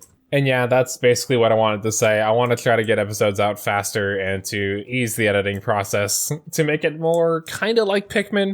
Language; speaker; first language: English; native; English